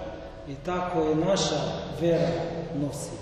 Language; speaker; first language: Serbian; non-native, learner; Arabic